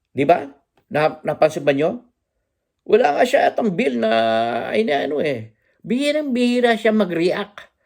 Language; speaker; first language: Filipino; native; Filipino